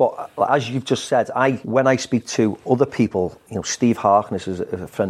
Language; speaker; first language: English; native; English